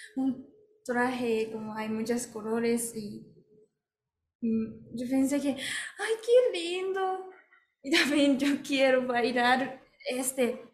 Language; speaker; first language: Spanish; non-native, fluent; Japanese